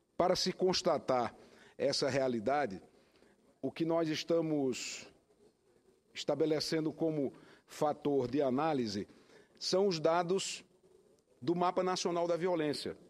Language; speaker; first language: Portuguese; native; Portuguese